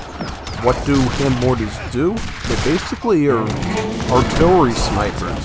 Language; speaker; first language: English; native; English